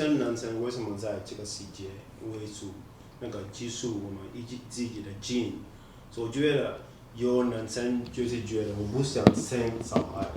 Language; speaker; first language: Chinese; non-native, fluent; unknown